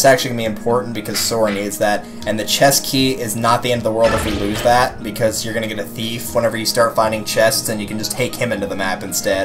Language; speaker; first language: English; native; English